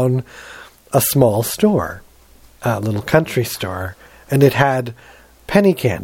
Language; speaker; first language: English; native; English